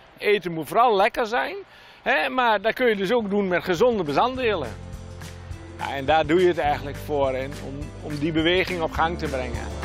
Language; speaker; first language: Dutch; native; Dutch